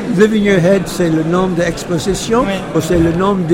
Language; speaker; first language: French; non-native, fluent; English